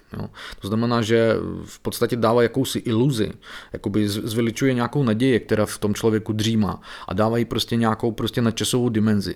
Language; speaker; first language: Czech; non-native, fluent; Belarusian